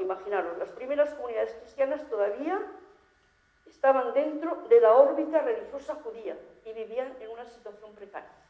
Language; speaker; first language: Spanish; native; Spanish